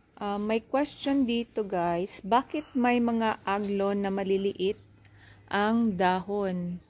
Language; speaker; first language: Filipino; non-native, local second language; Cebuano